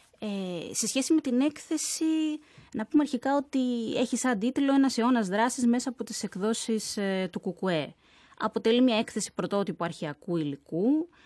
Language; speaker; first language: Greek; native; Greek